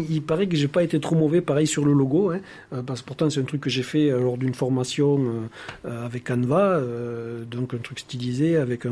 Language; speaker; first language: French; native; French